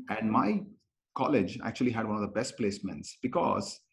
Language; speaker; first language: English; non-native, local second language; Kannada